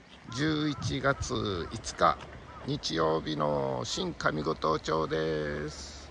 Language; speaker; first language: Japanese; native; Japanese